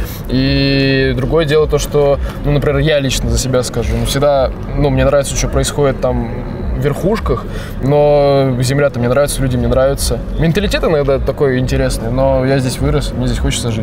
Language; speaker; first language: Russian; native; Russian